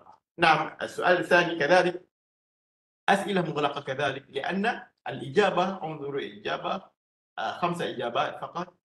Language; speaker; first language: Arabic; non-native, fluent; Malay